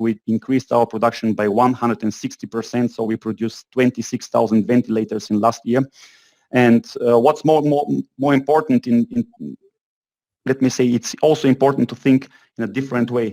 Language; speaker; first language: English; non-native, fluent; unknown